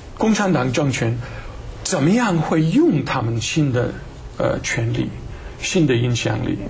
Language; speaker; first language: Chinese; non-native, fluent; English